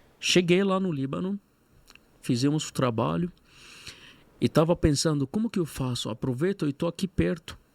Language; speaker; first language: Portuguese; non-native, fluent; Arabic